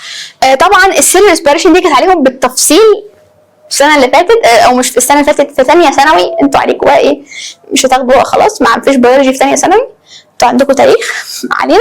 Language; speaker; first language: Arabic; native; Arabic